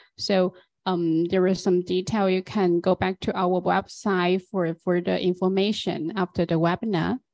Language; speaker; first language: English; non-native, fluent; Chinese